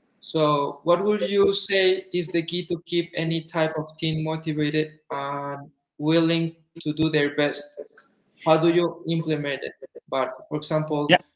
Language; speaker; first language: English; non-native, fluent; Spanish